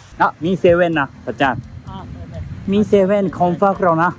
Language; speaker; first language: Thai; non-native, learner; Japanese